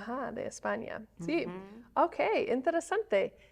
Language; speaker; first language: Spanish; non-native, fluent; English